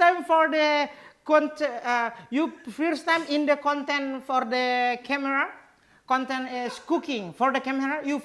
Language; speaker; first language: English; non-native, learner; Indonesian